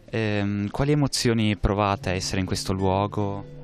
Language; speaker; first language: Italian; native; Italian